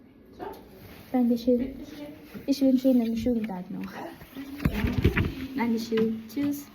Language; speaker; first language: German; non-native, learner; Malayalam